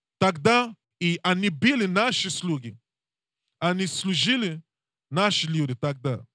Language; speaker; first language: Russian; non-native, learner; English